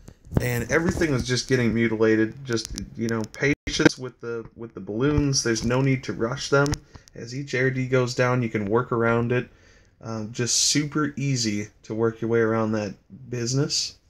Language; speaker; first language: English; native; English